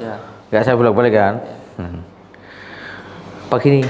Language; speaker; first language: Indonesian; native; Indonesian